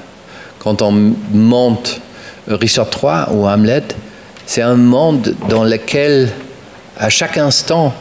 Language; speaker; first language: French; non-native, fluent; German